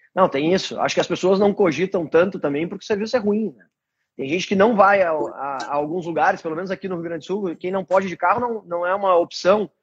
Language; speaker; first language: Portuguese; native; Portuguese